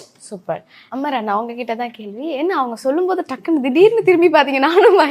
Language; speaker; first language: Tamil; native; Tamil